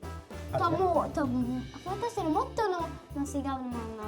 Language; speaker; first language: Japanese; early bilingual, heritage; Japanese